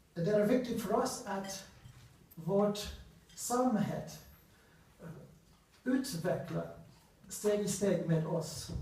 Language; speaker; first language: Swedish; non-native, learner; English